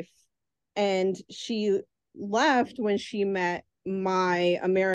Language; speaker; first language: English; native; English